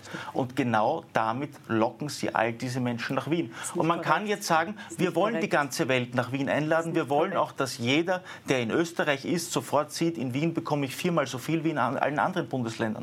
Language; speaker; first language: German; native; German